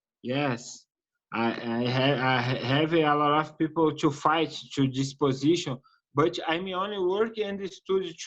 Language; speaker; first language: English; non-native, learner; Portuguese